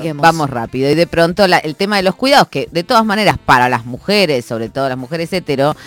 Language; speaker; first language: Spanish; native; Spanish